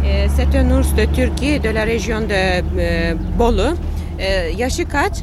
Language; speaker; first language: French; non-native, fluent; Turkish